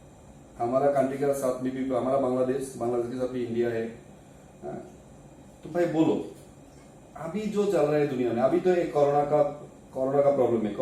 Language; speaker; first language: Hindi; non-native, learner; Bangla